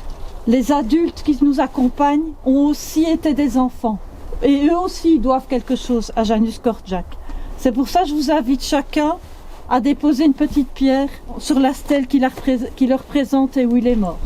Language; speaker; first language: French; native; French